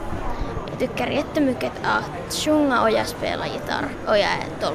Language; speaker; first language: Swedish; non-native, local second language; Finnish